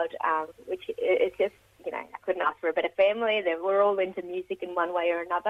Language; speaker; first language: English; native; English